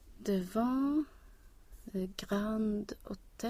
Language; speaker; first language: French; non-native, learner; Swedish